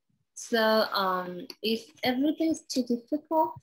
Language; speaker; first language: English; non-native, learner; Korean